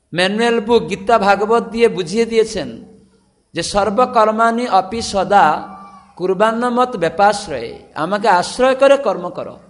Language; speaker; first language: Bangla; non-native, fluent; Odia